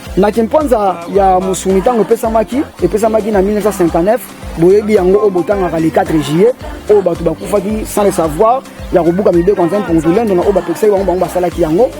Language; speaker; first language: Lingala; non-native, local second language; Kongo